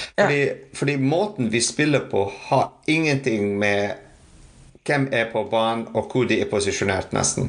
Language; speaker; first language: Norwegian; non-native, fluent; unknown